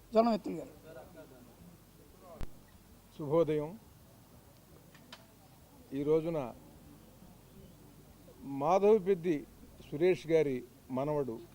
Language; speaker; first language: Telugu; native; Telugu